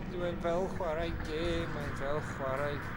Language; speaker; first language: Welsh; non-native, local second language; English